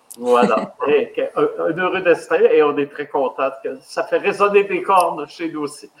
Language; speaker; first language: French; native; French